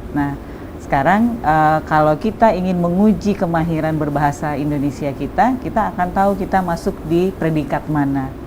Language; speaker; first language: Indonesian; native; Indonesian